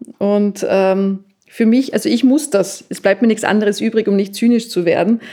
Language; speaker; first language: German; native; German